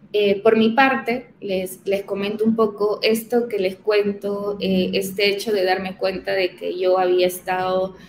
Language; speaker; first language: Spanish; native; Spanish